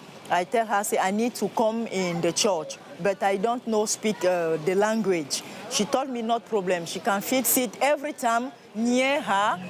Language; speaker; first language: English; non-native, learner; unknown